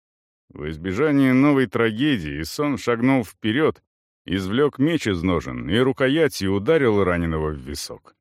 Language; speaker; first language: Russian; native; Russian